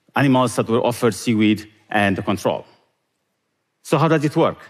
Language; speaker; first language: English; non-native, fluent; Tigrinya